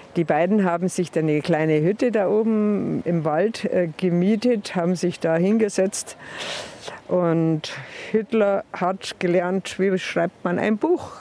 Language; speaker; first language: German; native; German